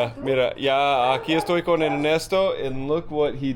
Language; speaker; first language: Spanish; non-native, fluent; English